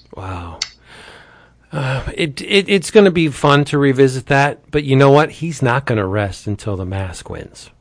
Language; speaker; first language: English; early bilingual, other home language; Italian